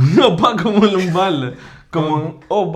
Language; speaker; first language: French; non-native, fluent; Spanish